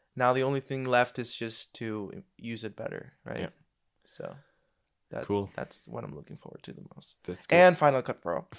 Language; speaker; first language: English; non-native, fluent; Spanish